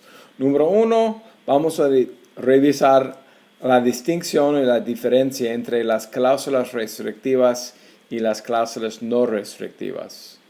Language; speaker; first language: Spanish; non-native, fluent; English